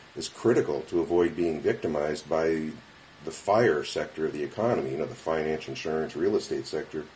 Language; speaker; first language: English; native; English